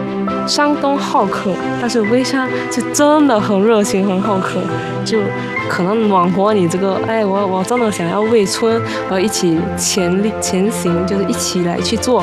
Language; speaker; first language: Chinese; non-native, local second language; English